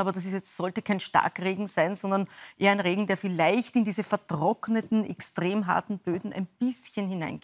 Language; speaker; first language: German; native; German